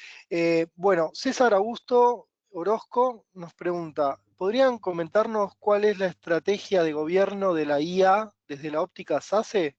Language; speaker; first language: Spanish; native; Spanish